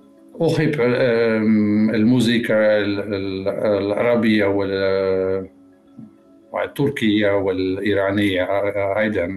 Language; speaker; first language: Arabic; non-native, learner; Dutch